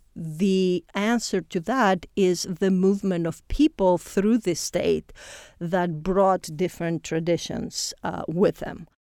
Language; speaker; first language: English; non-native, fluent; Greek